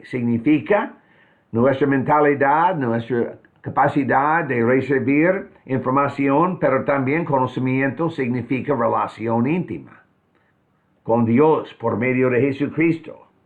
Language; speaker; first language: Spanish; non-native, fluent; English